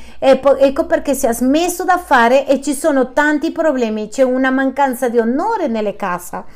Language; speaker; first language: Italian; non-native, fluent; Spanish